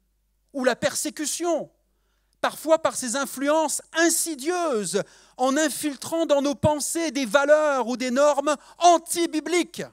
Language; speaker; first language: French; native; French